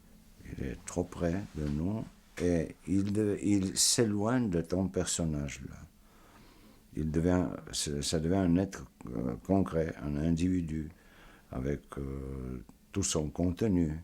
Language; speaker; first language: French; non-native, fluent; Georgian